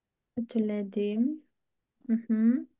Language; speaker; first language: Turkish; non-native, fluent; Kyrgyz